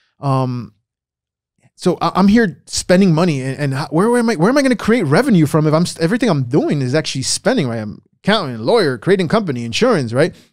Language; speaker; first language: English; early bilingual, other home language; Spanish